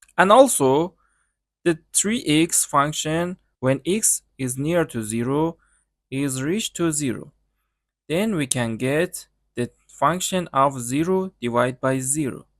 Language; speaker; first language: English; non-native, learner; Persian